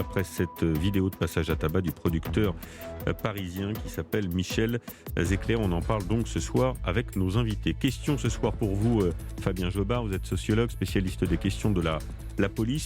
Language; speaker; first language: French; native; French